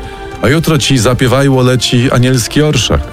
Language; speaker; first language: Polish; native; Polish